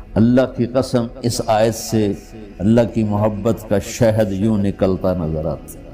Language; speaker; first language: Urdu; non-native, local second language; Punjabi